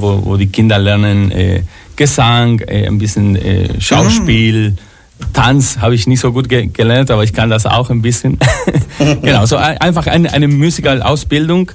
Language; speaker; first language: German; non-native, fluent; Spanish